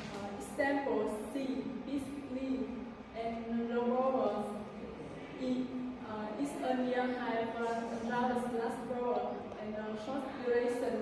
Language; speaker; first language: English; non-native, learner; Vietnamese